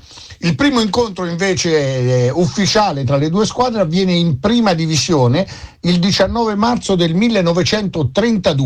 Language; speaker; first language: Italian; native; Italian